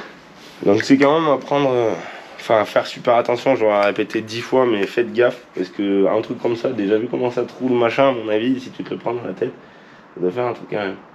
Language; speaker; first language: French; native; French